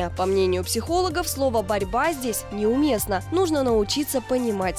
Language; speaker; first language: Russian; native; Russian